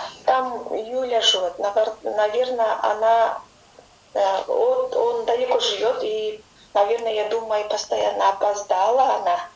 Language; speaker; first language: Russian; non-native, learner; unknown